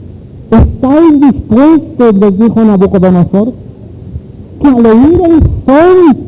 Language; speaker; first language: Spanish; native; Spanish